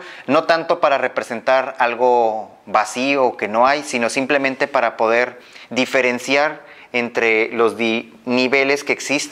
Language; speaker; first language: Spanish; native; Spanish